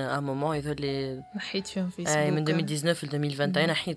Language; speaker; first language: Arabic; native; Arabic